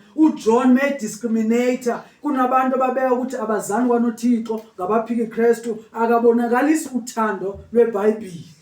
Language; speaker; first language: Zulu; non-native, local second language; Xhosa